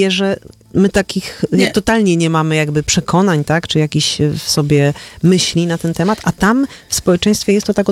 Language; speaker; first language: Polish; native; Polish